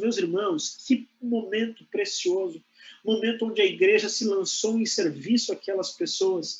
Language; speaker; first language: Portuguese; native; Portuguese